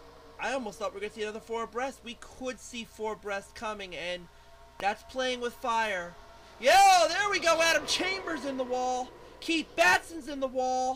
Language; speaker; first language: English; native; English